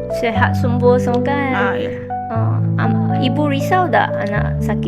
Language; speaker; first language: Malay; non-native, local second language; Chinese